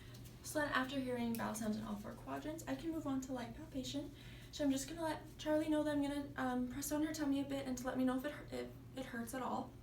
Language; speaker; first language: English; native; English